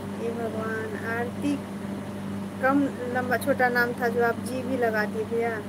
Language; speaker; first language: Hindi; native; Hindi